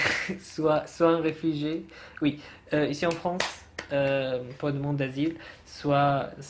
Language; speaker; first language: French; non-native, fluent; Arabic